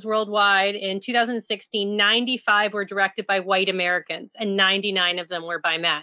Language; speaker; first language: English; native; English